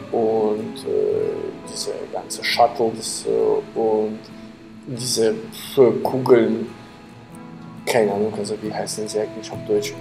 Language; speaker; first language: German; non-native, fluent; Ukrainian